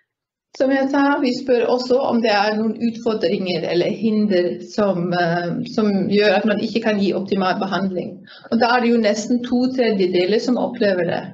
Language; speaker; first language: Norwegian; non-native, fluent; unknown